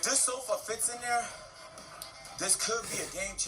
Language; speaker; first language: English; native; English